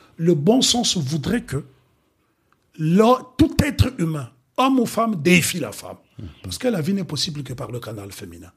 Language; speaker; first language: French; non-native, local second language; Kongo